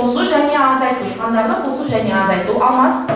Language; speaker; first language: Kazakh; native; Kazakh